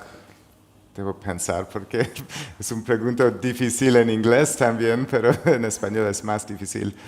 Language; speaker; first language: Spanish; non-native, learner; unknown